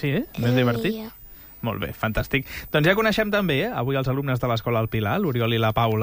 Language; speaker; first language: Catalan; native; Catalan